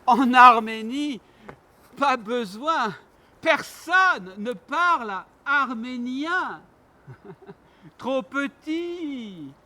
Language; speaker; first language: French; non-native, learner; Armenian